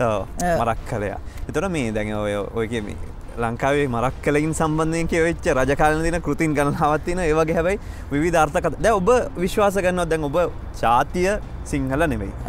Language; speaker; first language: Sinhala; native; Sinhala